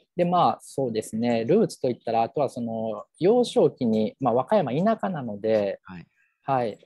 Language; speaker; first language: Japanese; native; Japanese